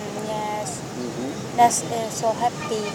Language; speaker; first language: English; non-native, learner; Vietnamese